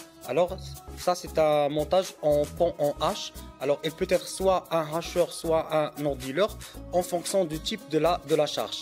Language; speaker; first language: French; non-native, local second language; Arabic